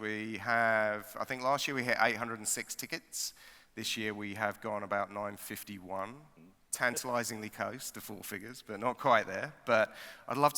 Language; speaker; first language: English; native; English